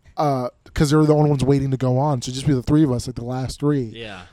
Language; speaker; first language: English; native; English